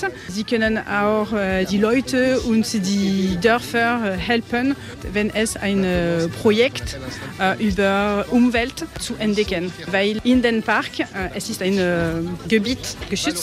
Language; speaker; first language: German; non-native, learner; French